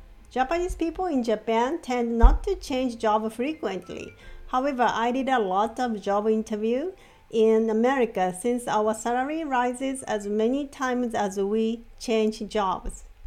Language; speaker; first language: English; non-native, fluent; Japanese